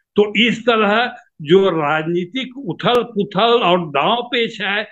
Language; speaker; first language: Hindi; native; Hindi